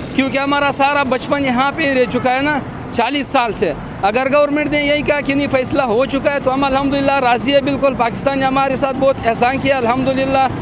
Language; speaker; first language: Urdu; early bilingual, other home language; Pashto